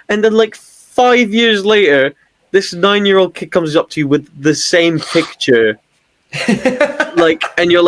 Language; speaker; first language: English; native; English